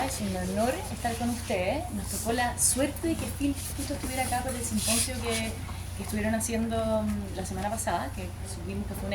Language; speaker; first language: Spanish; native; Spanish